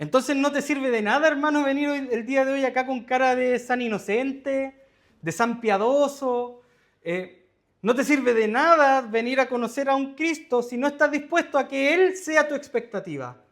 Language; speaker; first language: Spanish; native; Spanish